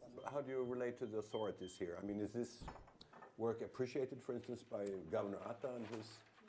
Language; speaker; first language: English; non-native, fluent; Swedish